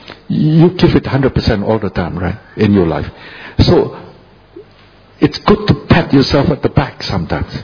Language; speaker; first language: English; non-native, fluent; Indonesian